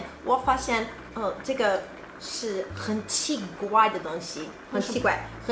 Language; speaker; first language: Chinese; non-native, learner; English